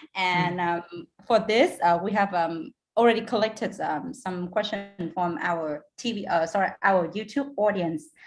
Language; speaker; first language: English; non-native, fluent; Vietnamese